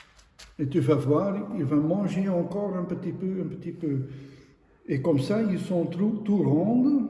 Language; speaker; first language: French; non-native, local second language; Dutch